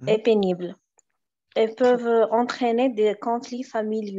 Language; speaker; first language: French; non-native, learner; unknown